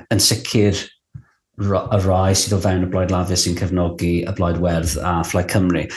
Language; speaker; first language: Welsh; non-native, local second language; English